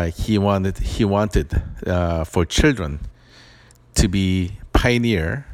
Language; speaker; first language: English; early bilingual, other home language; Korean